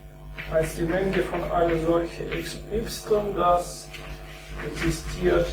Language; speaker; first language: German; non-native, fluent; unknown